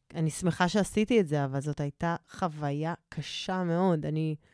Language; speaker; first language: Hebrew; native; Hebrew